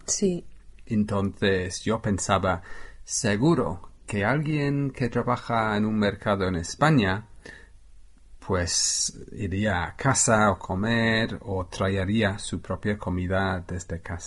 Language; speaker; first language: Spanish; non-native, fluent; English